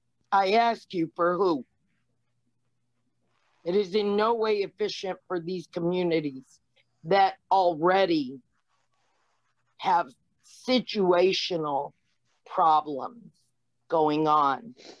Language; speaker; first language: English; early bilingual, other home language; Spanish